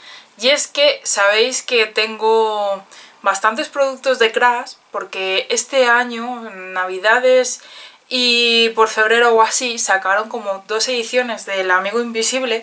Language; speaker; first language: Spanish; native; Spanish